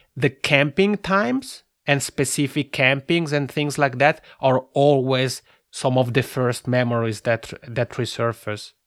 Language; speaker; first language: English; non-native, fluent; Italian